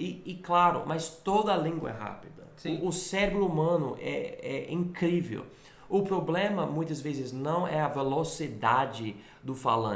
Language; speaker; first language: Portuguese; non-native, fluent; English